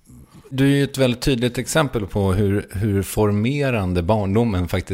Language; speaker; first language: Swedish; native; Swedish